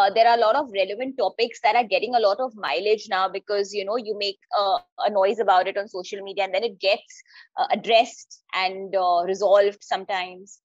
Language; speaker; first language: English; non-native, local second language; Hindi